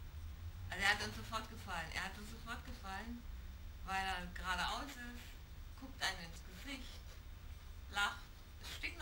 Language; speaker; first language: German; native; German